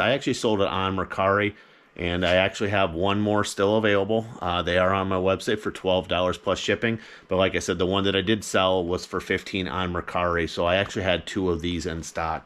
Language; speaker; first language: English; native; English